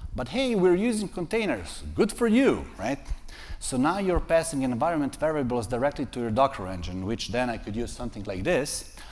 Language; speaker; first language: English; non-native, fluent; Serbian